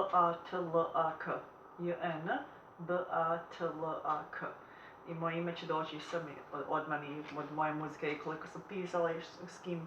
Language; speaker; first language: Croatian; early bilingual, heritage; Croatian